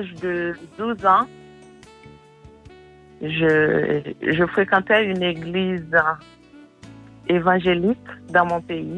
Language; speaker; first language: French; non-native, local second language; Haitian Creole